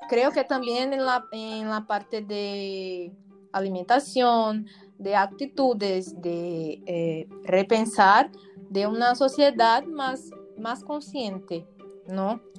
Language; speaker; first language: Spanish; non-native, learner; Portuguese